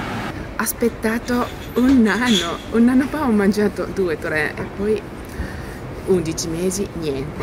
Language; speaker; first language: Italian; non-native, learner; Japanese